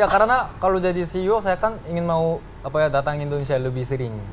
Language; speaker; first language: Indonesian; early bilingual, heritage; Indonesian